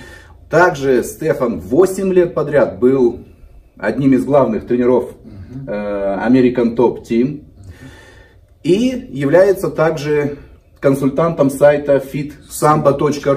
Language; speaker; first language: Russian; native; Russian